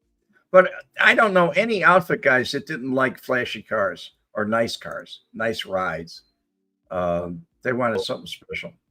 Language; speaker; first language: English; native; English